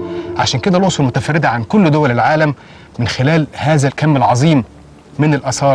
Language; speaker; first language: Arabic; native; Arabic